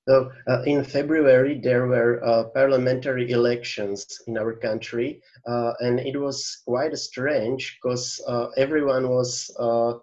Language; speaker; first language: English; non-native, fluent; Slovak